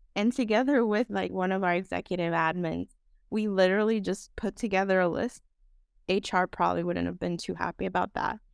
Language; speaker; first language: English; non-native, fluent; Spanish